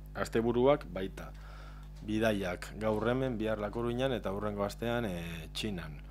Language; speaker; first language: Spanish; native; Spanish